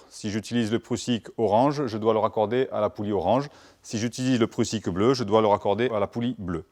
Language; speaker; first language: French; native; French